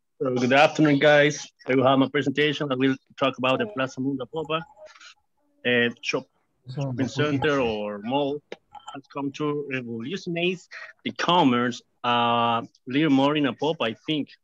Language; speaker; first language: English; non-native, learner; Spanish